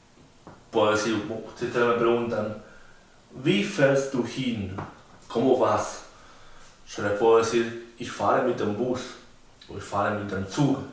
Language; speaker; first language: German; non-native, fluent; Spanish